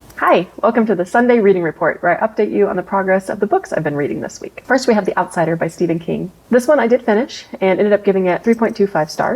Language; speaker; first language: English; native; English